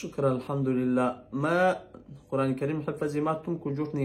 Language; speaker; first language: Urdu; non-native, local second language; Pashto